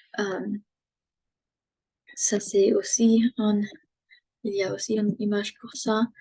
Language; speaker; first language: French; non-native, learner; English